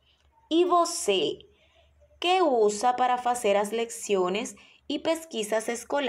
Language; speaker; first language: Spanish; non-native, fluent; Portuguese